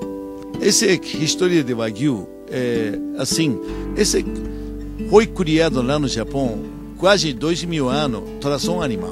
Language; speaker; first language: Portuguese; non-native, learner; Japanese